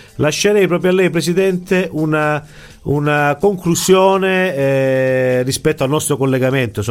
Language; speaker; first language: Italian; native; Italian